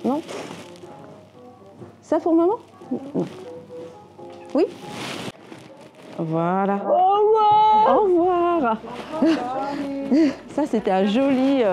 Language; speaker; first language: French; native; French